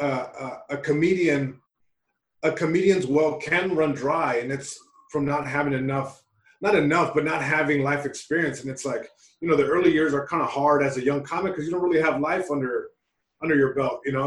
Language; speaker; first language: English; early bilingual, other home language; Spanish